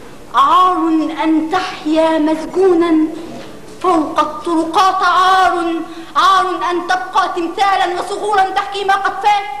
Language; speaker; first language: Arabic; native; Arabic